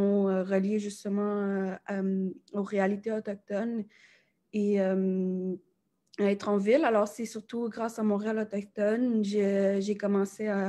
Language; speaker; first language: French; native; French